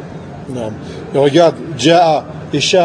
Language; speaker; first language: Arabic; non-native, fluent; French